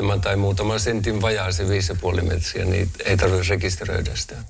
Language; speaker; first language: Finnish; non-native, local second language; Northern Sami